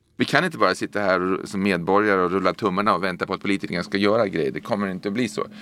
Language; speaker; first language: Swedish; native; Swedish